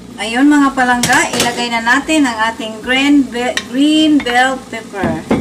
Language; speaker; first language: Filipino; non-native, local second language; Cebuano